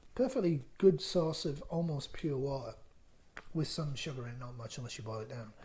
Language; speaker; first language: English; native; English